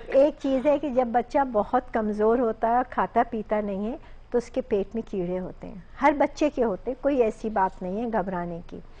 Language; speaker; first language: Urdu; native; Urdu